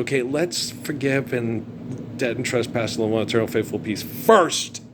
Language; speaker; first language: English; native; English